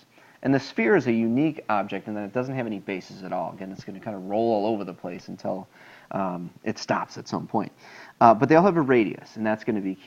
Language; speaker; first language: English; native; English